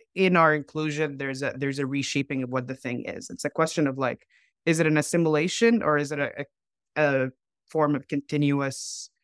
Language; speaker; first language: English; non-native, fluent; Arabic